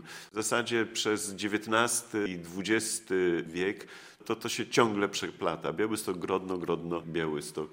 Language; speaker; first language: Polish; native; Polish